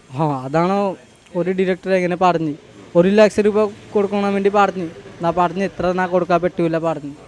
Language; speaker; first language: Malayalam; non-native, learner; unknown